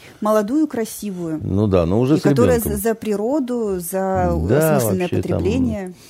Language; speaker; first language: Russian; native; Russian